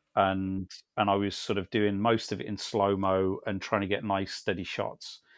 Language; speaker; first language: English; native; English